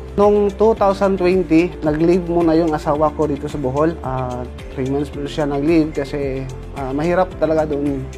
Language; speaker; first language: Filipino; non-native, local second language; Cebuano